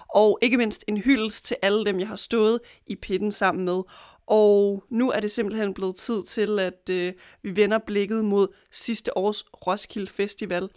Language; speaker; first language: Danish; native; Danish